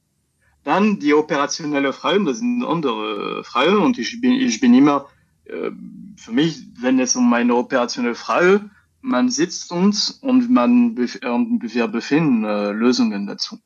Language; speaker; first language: German; non-native, learner; French